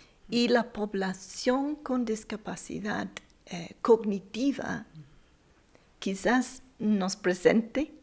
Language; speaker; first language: Spanish; non-native, fluent; English